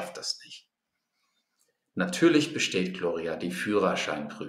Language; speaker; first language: German; non-native, fluent; English